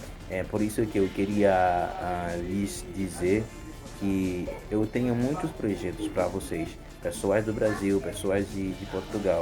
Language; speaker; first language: Portuguese; non-native, fluent; Haitian Creole